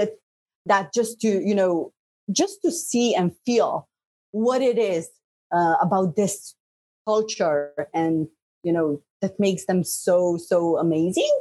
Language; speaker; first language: English; non-native, fluent; Bosnian